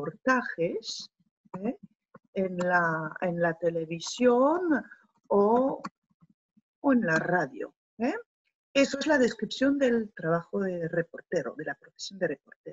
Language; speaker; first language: Spanish; non-native, fluent; French